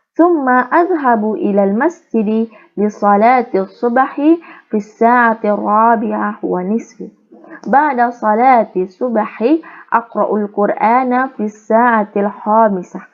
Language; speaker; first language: Arabic; non-native, learner; Indonesian